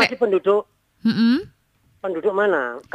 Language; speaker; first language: Indonesian; non-native, local second language; Javanese